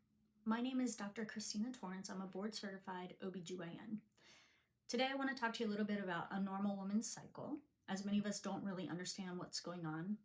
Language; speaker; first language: English; native; English